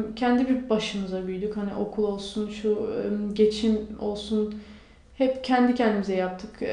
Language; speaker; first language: Turkish; non-native, local second language; Kurdish